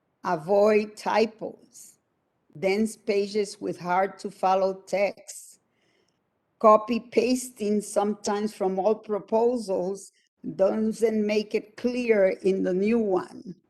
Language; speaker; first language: English; non-native, fluent; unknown